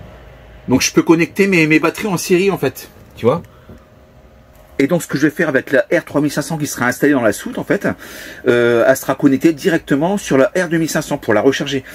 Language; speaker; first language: French; native; French